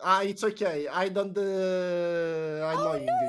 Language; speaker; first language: English; non-native, learner; Italian